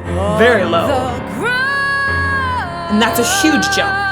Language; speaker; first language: English; native; English